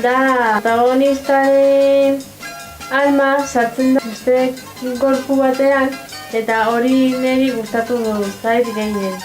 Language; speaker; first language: Basque; non-native, local second language; Spanish